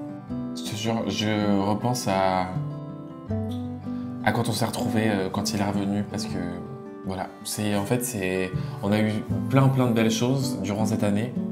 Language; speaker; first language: French; native; French